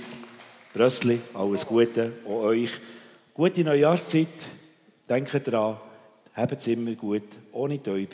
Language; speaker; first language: German; native; German